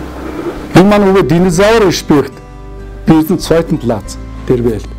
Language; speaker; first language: German; non-native, fluent; Mongolian